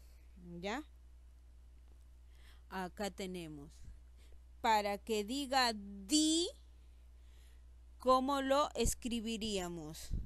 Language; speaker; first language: Spanish; native; Spanish